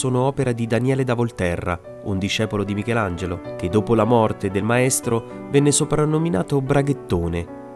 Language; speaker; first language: Italian; native; Italian